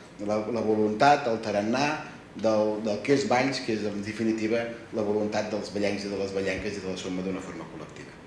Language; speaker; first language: Catalan; native; Catalan